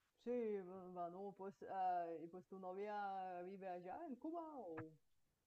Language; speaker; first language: Spanish; non-native, fluent; Bulgarian